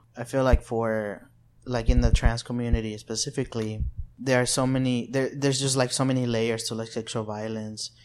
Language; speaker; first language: English; non-native, fluent; Spanish